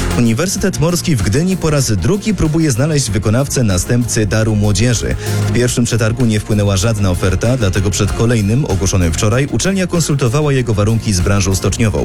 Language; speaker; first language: Polish; native; Polish